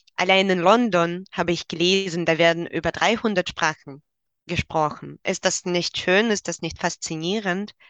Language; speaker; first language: German; non-native, fluent; Russian